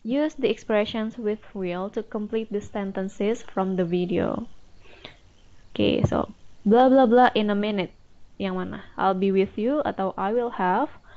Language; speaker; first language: English; non-native, fluent; Indonesian